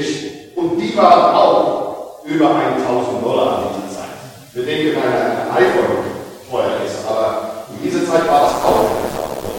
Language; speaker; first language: German; non-native, learner; English